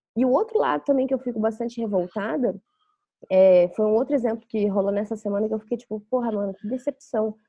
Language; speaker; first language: Portuguese; native; Portuguese